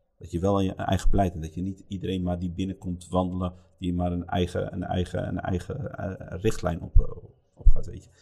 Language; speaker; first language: Dutch; early bilingual, other home language; Riffian